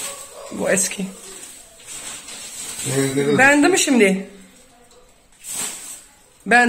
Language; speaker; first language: Turkish; non-native, fluent; Dutch